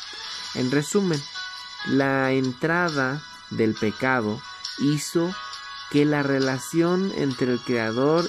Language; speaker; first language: Spanish; native; Spanish